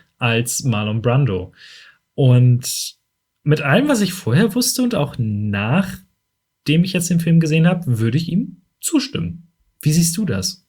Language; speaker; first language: German; native; German